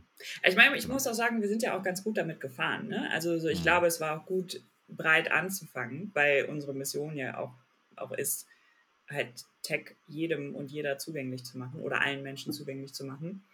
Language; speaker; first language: German; native; German